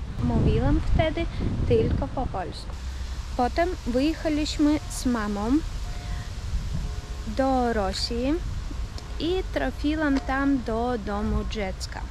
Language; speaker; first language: Polish; early bilingual, heritage; Polish